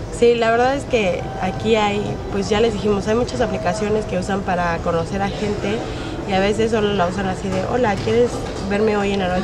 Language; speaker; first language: Spanish; native; Spanish